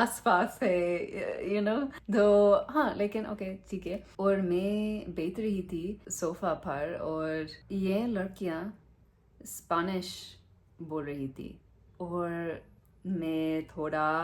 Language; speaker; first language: Hindi; non-native, learner; English